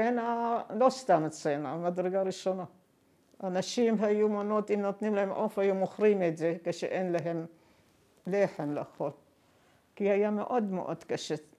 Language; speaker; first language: Hebrew; non-native, fluent; Arabic